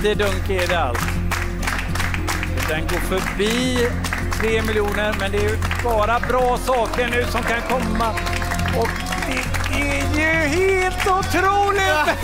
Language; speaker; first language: Swedish; native; Swedish